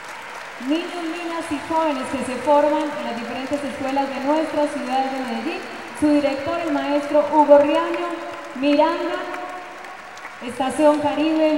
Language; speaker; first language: Spanish; native; Spanish